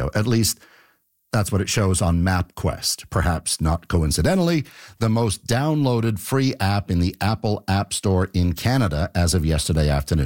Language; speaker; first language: English; native; English